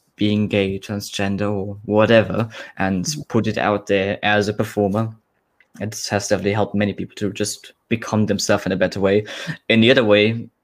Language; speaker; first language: English; non-native, fluent; German